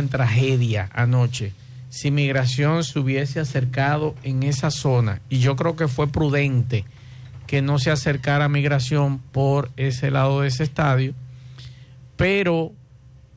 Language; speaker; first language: Spanish; native; Spanish